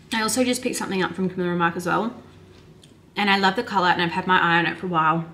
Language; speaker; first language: English; native; English